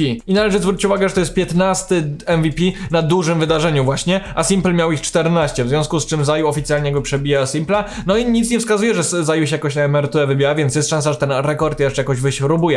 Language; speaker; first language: Polish; native; Polish